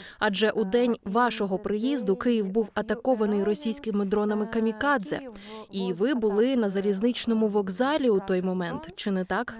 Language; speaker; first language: Ukrainian; native; Ukrainian